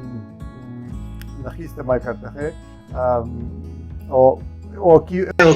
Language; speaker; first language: Hindi; non-native, learner; Russian